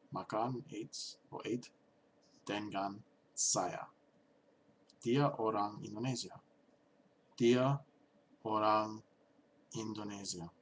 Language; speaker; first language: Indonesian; non-native, learner; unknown